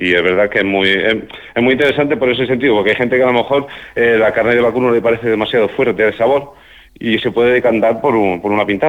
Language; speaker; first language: Spanish; native; Spanish